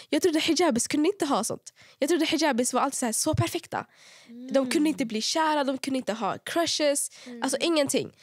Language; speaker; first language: Swedish; early bilingual, other home language; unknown